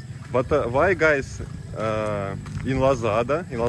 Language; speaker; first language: English; non-native, learner; Russian